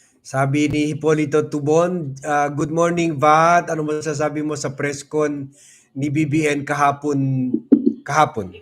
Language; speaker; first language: Filipino; non-native, local second language; Cebuano